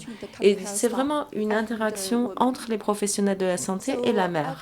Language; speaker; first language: French; non-native, fluent; Vietnamese